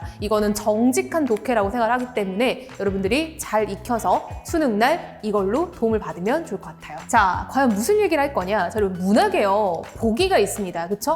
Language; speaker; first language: Korean; native; Korean